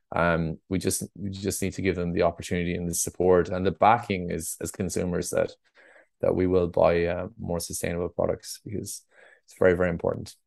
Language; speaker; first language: English; native; English